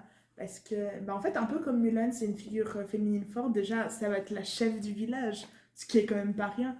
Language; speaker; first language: French; native; French